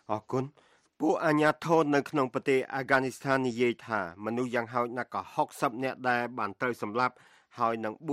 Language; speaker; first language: Khmer; native; Khmer